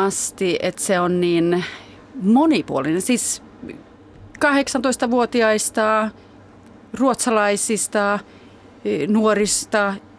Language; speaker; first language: Finnish; early bilingual, heritage; Finnish